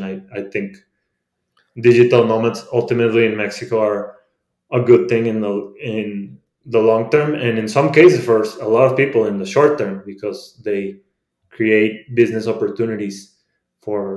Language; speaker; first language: English; non-native, fluent; Spanish